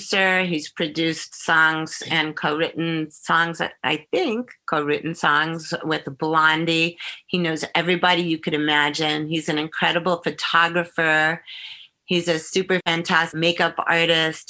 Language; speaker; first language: English; native; English